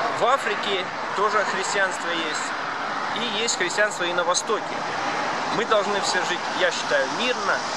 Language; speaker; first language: Russian; non-native, local second language; Latvian